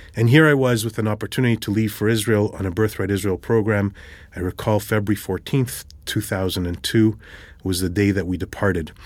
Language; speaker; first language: English; early bilingual, other home language; Hebrew